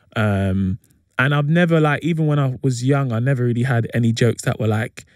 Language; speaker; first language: English; native; English